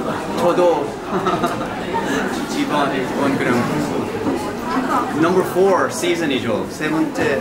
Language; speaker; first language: Korean; early bilingual, heritage; English